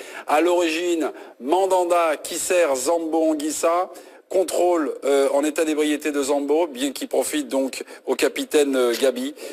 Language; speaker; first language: French; native; French